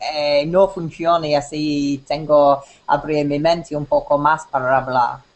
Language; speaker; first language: Spanish; non-native, learner; English